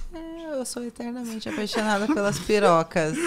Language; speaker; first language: Portuguese; native; Portuguese